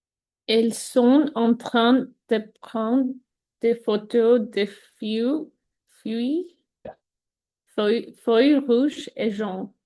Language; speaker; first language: French; non-native, learner; Spanish